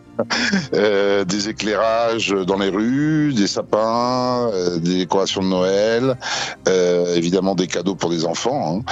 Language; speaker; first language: French; native; French